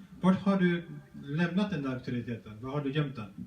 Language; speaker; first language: Swedish; early bilingual, other home language; Spanish